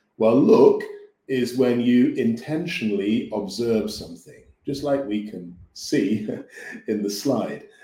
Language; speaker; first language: English; native; English